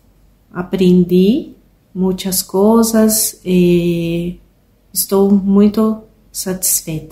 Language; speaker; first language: Spanish; non-native, learner; Portuguese